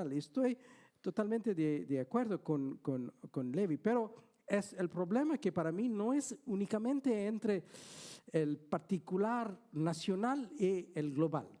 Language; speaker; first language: Spanish; non-native, fluent; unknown